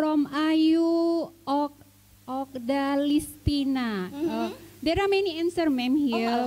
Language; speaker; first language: English; non-native, learner; Indonesian